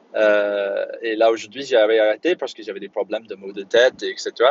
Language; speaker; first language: French; non-native, fluent; English